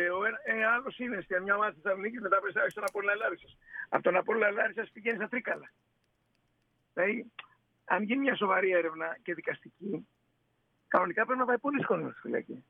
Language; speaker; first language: Greek; native; Greek